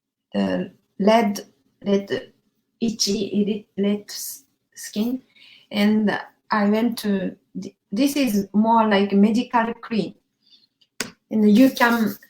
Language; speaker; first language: English; non-native, learner; Japanese